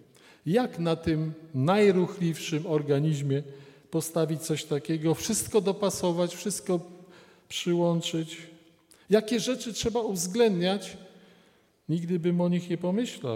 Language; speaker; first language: Polish; native; Polish